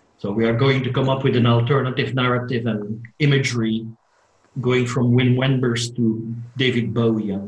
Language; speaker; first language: English; non-native, fluent; Dutch